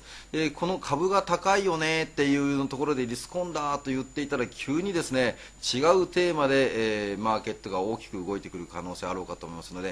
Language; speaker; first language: Japanese; native; Japanese